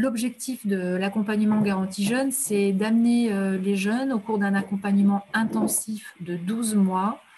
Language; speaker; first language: French; native; French